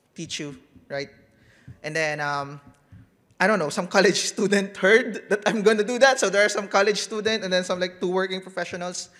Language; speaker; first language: English; non-native, local second language; Filipino